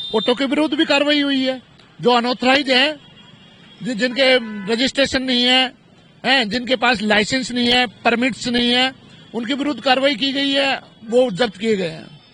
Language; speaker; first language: Hindi; native; Hindi